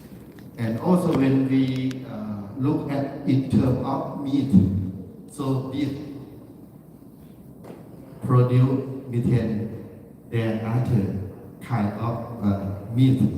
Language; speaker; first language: English; non-native, learner; Thai